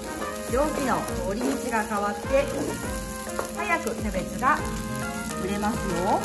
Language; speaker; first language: Japanese; native; Japanese